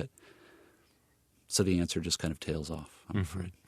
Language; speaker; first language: English; native; English